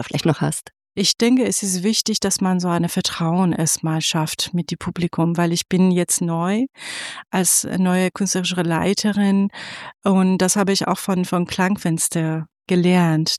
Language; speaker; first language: German; non-native, fluent; Persian